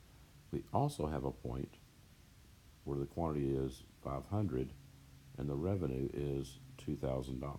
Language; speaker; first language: English; native; English